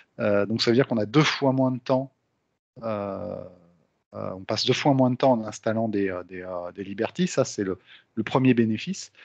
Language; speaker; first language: French; native; French